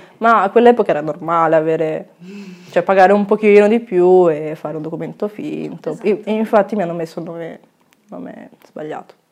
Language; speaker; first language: Italian; early bilingual, other home language; Chinese